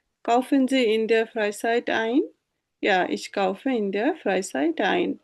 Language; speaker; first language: German; non-native, fluent; Bangla